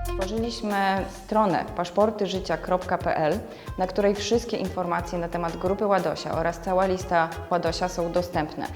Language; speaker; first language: Polish; native; Polish